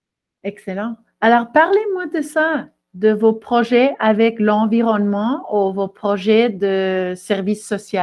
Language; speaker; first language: French; non-native, fluent; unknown